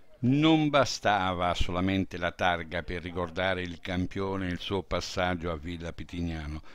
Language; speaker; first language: Italian; native; Italian